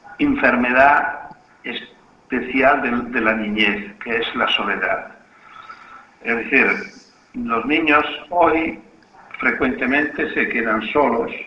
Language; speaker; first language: Spanish; non-native, fluent; Italian